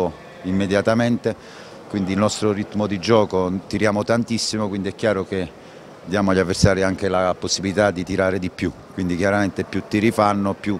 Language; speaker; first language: Italian; native; Italian